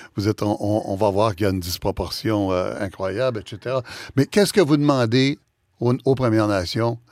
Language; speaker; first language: French; native; French